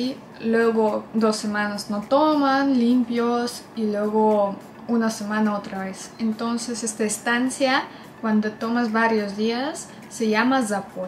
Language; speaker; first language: Spanish; non-native, fluent; Russian